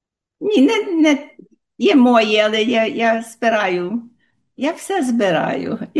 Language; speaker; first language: Ukrainian; early bilingual, heritage; Ukrainian